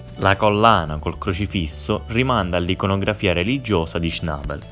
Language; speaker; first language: Italian; native; Italian